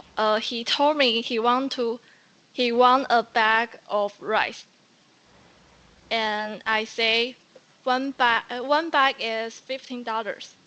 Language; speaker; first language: English; non-native, learner; Chinese